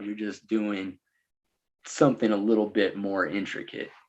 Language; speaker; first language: English; native; English